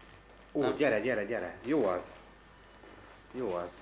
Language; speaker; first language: Hungarian; non-native, fluent; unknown